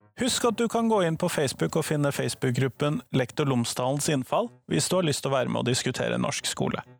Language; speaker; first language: Norwegian; native; Norwegian